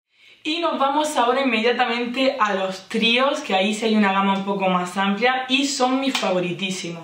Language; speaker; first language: Spanish; native; Spanish